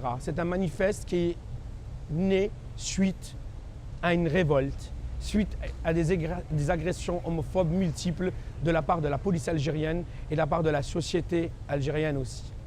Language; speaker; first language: French; non-native, local second language; Kabyle